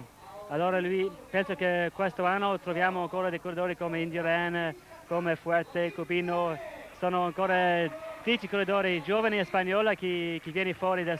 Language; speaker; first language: Italian; non-native, learner; English